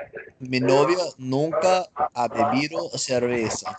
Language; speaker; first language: Spanish; non-native, learner; English